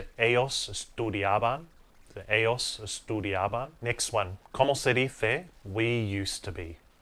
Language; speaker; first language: Spanish; non-native, fluent; English